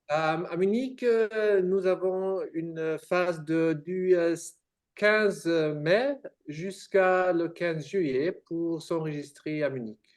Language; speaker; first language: French; non-native, fluent; German